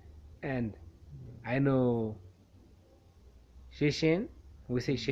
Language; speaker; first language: English; non-native, local second language; Amharic